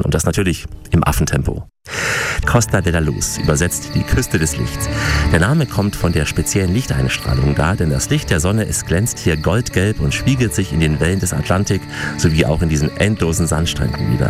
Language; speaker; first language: German; native; German